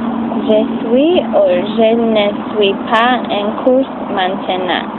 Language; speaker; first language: French; non-native, learner; English